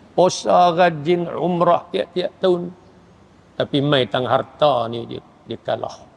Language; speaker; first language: Malay; native; Malay